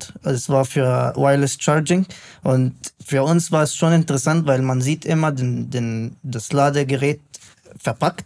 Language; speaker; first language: German; non-native, fluent; Arabic